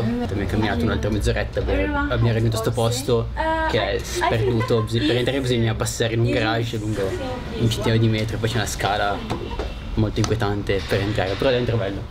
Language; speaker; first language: Italian; native; Italian